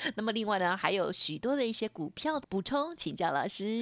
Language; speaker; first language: Chinese; native; Chinese